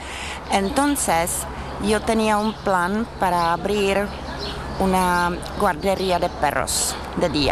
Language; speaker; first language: Spanish; non-native, learner; Czech